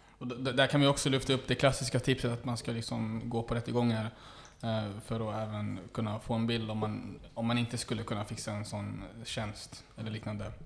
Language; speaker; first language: Swedish; native; Swedish